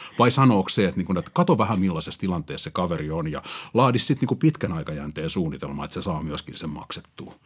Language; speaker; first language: Finnish; native; Finnish